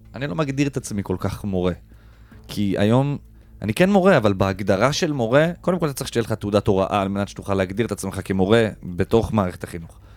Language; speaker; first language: Hebrew; native; Hebrew